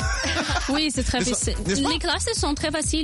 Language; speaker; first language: French; non-native, local second language; Arabic